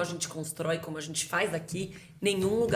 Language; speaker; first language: Portuguese; native; Portuguese